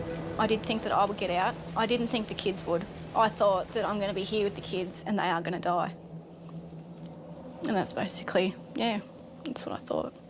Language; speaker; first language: English; non-native, learner; Pashto